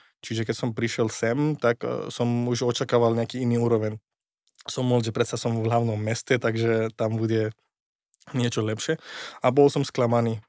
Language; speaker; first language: Slovak; non-native, fluent; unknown